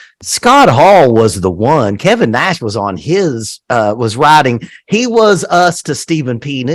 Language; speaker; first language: English; native; English